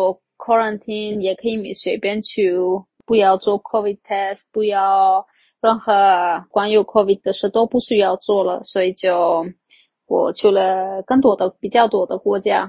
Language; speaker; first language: Chinese; non-native, fluent; Armenian